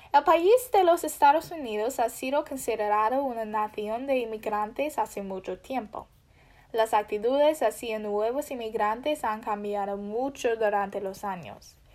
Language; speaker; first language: Spanish; non-native, learner; English